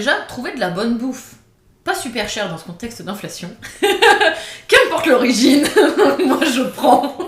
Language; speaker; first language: French; native; French